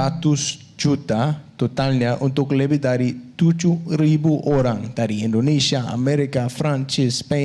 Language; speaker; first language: Indonesian; non-native, fluent; Danish